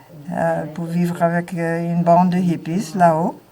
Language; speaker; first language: French; non-native, fluent; English